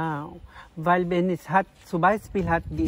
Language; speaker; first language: German; non-native, learner; Filipino